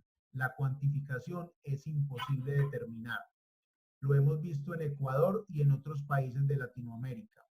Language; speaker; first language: Spanish; native; Spanish